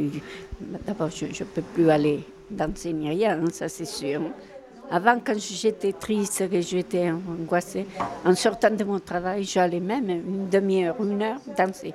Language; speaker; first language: French; non-native, fluent; Spanish